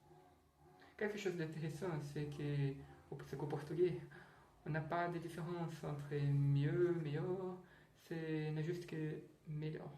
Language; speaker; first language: French; non-native, learner; Portuguese